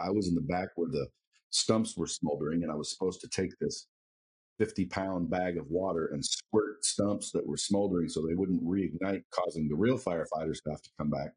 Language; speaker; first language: English; native; English